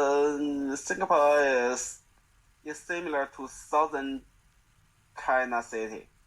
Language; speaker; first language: English; non-native, learner; Chinese